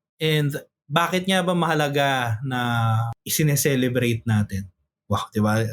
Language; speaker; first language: Filipino; native; Filipino